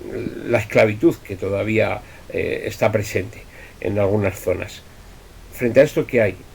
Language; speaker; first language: Spanish; native; Spanish